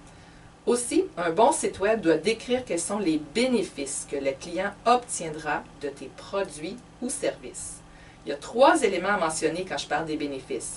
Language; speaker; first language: French; native; French